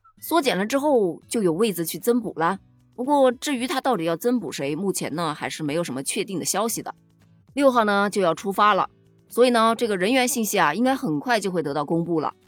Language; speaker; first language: Chinese; native; Chinese